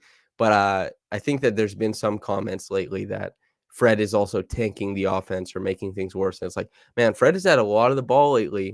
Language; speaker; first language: English; native; English